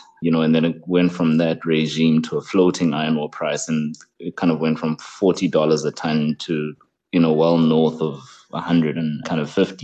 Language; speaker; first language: English; non-native, local second language; Xhosa